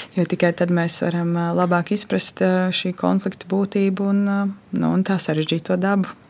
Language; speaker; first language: Latvian; native; Latvian